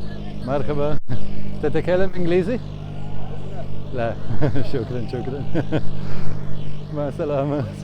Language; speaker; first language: Arabic; non-native, learner; Latvian